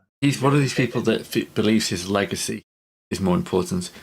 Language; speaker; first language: English; native; English